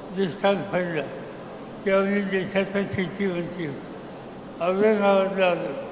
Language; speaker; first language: Marathi; native; Marathi